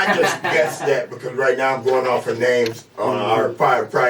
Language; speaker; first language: English; native; English